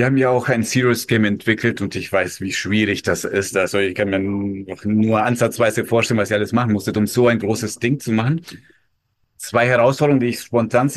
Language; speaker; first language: German; native; German